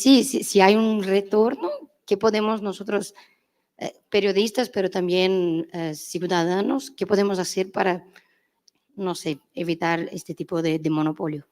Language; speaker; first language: Spanish; non-native, learner; Portuguese